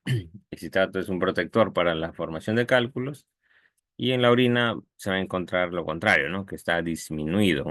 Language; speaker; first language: Spanish; native; Spanish